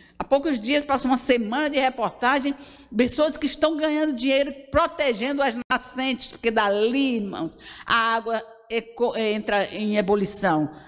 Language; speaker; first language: Portuguese; native; Portuguese